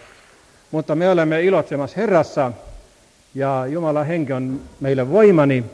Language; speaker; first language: Finnish; non-native, learner; Estonian